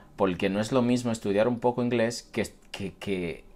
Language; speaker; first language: Spanish; native; Spanish